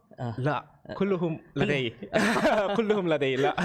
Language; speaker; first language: Arabic; non-native, learner; Korean